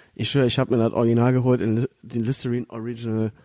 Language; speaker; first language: German; native; German